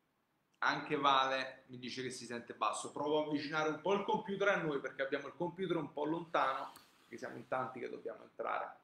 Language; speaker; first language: Italian; native; Italian